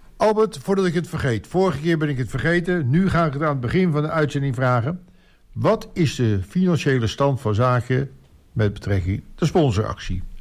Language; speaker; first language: Dutch; native; Dutch